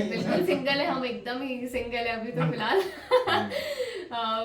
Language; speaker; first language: Hindi; native; Hindi